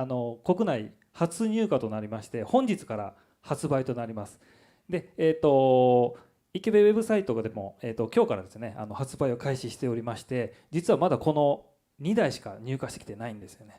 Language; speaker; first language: Japanese; native; Japanese